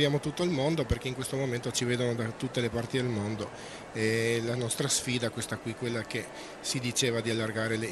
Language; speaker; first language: Italian; native; Italian